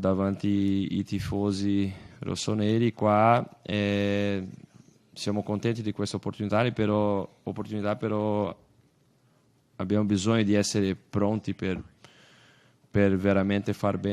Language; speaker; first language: Italian; non-native, fluent; Portuguese